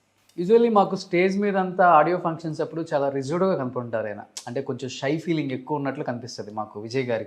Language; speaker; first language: Telugu; native; Telugu